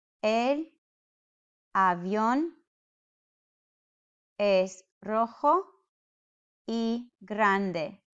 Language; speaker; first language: Spanish; non-native, fluent; English